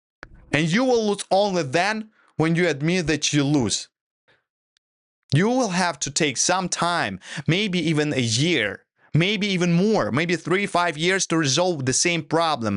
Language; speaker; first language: English; non-native, fluent; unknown